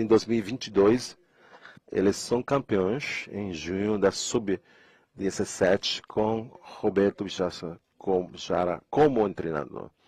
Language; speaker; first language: Portuguese; non-native, fluent; Spanish